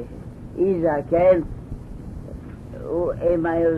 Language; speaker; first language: Hebrew; non-native, fluent; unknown